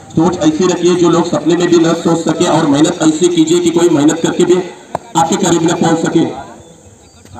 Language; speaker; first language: Hindi; non-native, local second language; Marathi